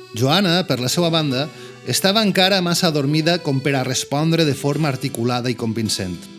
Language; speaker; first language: Catalan; native; Catalan